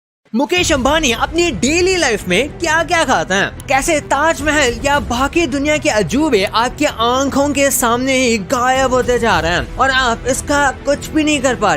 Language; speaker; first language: Hindi; native; Hindi